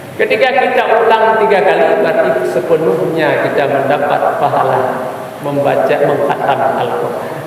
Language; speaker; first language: Malay; non-native, local second language; Achinese